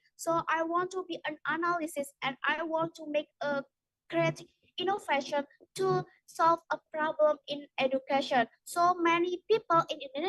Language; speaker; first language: English; non-native, learner; Indonesian